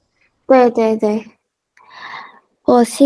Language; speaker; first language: Chinese; non-native, learner; Indonesian